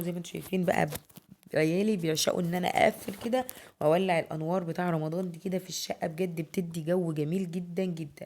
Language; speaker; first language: Arabic; native; Arabic